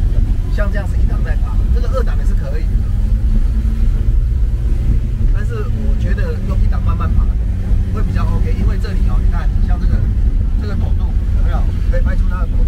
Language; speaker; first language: Chinese; native; Chinese